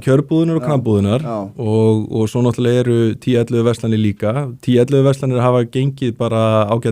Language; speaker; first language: Icelandic; native; Icelandic